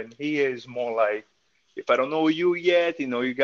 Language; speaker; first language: English; non-native, fluent; Portuguese